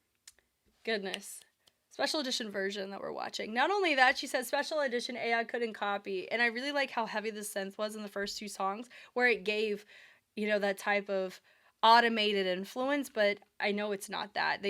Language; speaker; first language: English; native; English